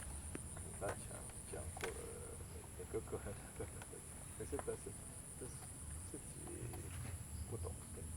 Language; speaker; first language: Chinese; non-native, learner; Indonesian